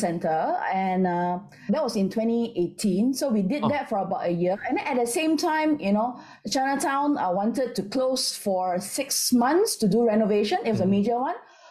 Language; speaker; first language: English; non-native, local second language; Min Nan Chinese